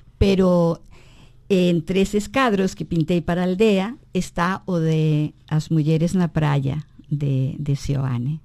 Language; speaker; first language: Galician; native; Galician